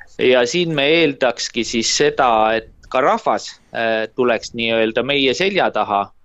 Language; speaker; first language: Estonian; native; Estonian